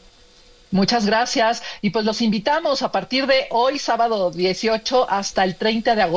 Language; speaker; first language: Spanish; native; Spanish